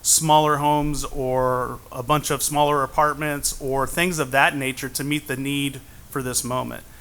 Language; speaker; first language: English; native; English